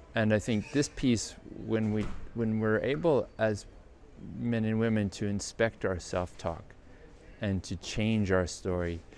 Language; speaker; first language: English; native; English